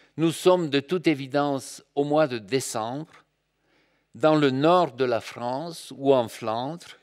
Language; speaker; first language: French; non-native, fluent; Bulgarian